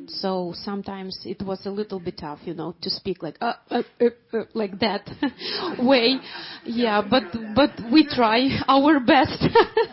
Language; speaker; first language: English; non-native, fluent; Ukrainian